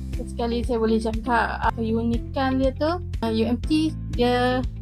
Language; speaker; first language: Malay; native; Malay